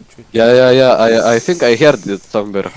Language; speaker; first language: English; non-native, learner; Russian